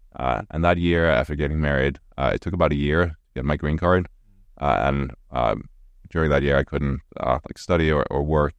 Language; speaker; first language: English; non-native, fluent; Norwegian